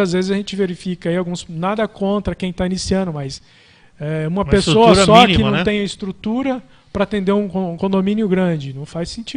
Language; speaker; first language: Portuguese; native; Portuguese